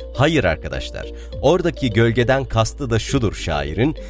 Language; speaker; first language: Turkish; non-native, local second language; Arabic